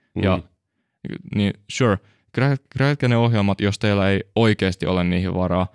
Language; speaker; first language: Finnish; native; Finnish